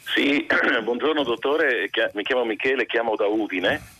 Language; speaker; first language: Italian; native; Italian